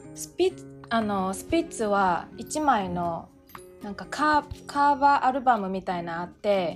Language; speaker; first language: Japanese; non-native, fluent; Chinese